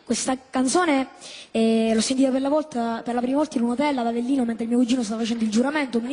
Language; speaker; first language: Italian; native; Italian